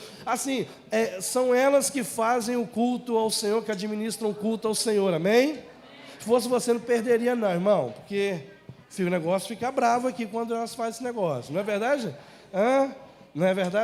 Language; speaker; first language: Portuguese; native; Portuguese